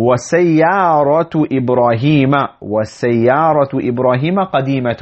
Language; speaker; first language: Arabic; non-native, fluent; English